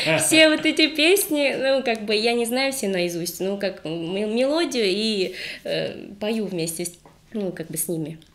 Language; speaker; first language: Russian; early bilingual, heritage; Russian